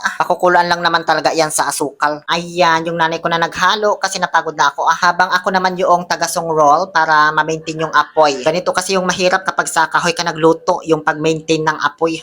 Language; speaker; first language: Filipino; native; Filipino